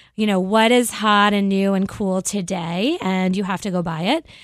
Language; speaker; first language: English; native; English